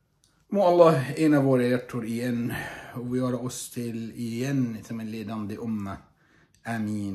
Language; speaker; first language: Swedish; non-native, fluent; Arabic